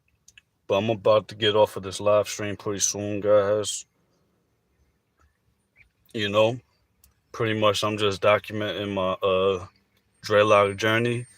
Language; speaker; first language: English; native; English